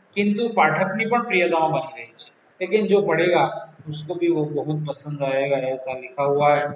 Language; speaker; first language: Hindi; non-native, local second language; Gujarati